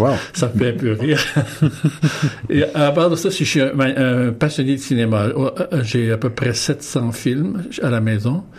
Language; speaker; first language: French; native; French